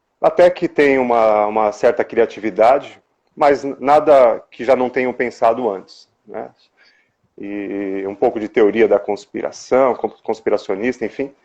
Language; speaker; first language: Portuguese; native; Portuguese